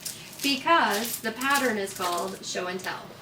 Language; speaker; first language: English; native; English